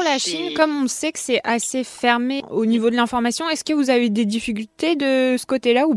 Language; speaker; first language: French; native; French